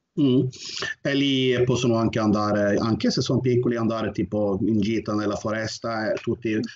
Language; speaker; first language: Italian; non-native, fluent; Norwegian